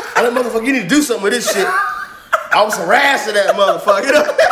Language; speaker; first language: English; native; English